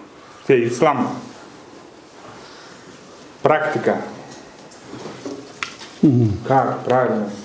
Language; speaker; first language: Russian; non-native, learner; Kyrgyz